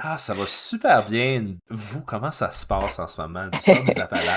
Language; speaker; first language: French; native; French